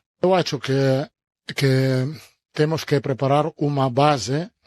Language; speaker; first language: Spanish; non-native, fluent; Italian